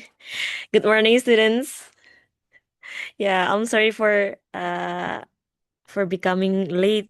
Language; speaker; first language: English; non-native, learner; Indonesian